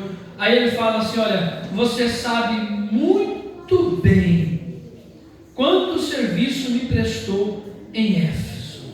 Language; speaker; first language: Portuguese; native; Portuguese